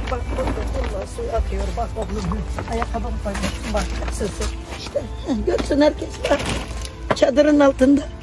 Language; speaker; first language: Turkish; non-native, local second language; Arabic